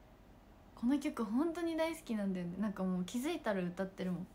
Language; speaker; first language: Japanese; native; Japanese